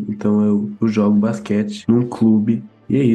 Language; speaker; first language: Portuguese; early bilingual, heritage; Portuguese